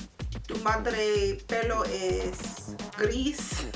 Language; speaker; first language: Spanish; non-native, learner; English